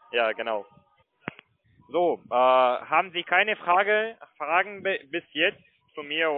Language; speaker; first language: German; non-native, fluent; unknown